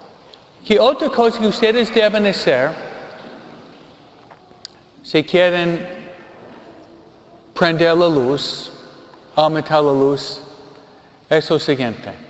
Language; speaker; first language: Spanish; non-native, fluent; English